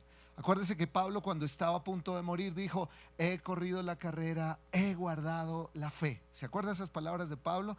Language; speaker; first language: Spanish; native; Spanish